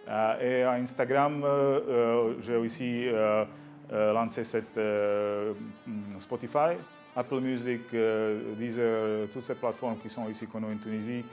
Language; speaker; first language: French; non-native, learner; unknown